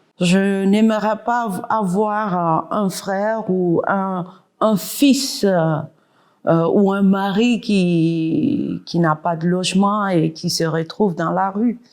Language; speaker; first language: French; non-native, learner; English